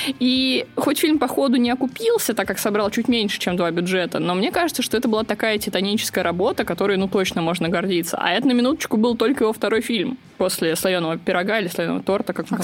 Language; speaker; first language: Russian; native; Russian